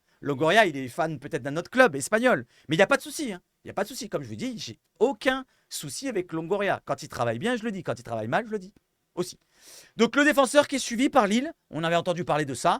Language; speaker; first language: French; native; French